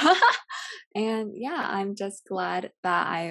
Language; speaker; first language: English; early bilingual, other home language; Cantonese